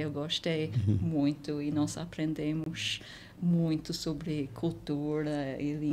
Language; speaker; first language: Portuguese; non-native, fluent; English